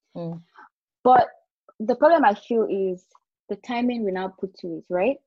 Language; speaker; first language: English; non-native, local second language; Yoruba